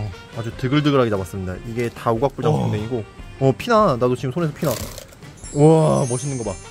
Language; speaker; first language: Korean; native; Korean